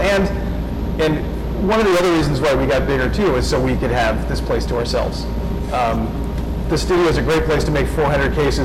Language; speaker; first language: English; native; English